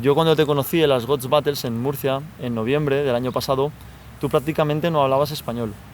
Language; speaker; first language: Spanish; native; Spanish